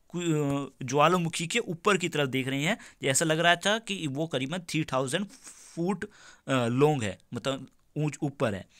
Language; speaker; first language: Hindi; native; Hindi